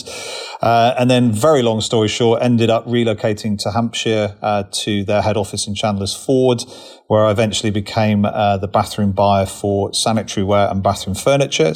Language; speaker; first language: English; native; English